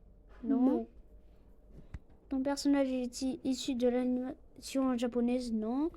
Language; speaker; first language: French; non-native, local second language; Arabic